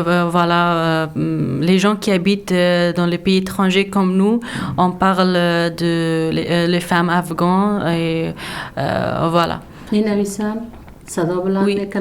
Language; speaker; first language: French; non-native, learner; Persian